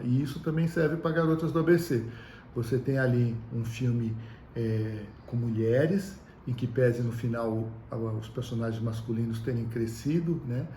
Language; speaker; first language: Portuguese; native; Portuguese